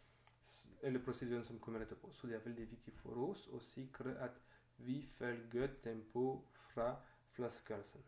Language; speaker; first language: Norwegian; non-native, fluent; French